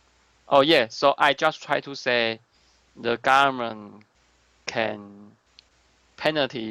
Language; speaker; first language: English; non-native, learner; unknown